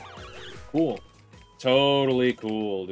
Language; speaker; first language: English; native; English